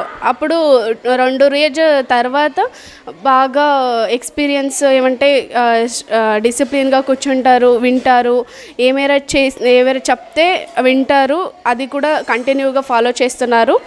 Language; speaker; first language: Telugu; non-native, learner; Kannada